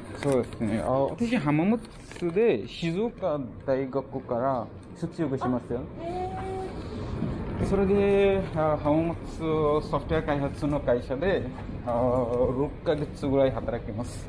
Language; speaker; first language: Japanese; non-native, learner; Bangla